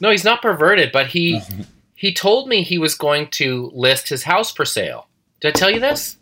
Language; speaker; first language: English; native; English